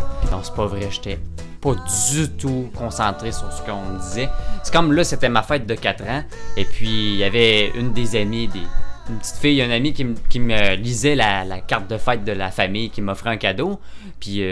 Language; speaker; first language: French; native; French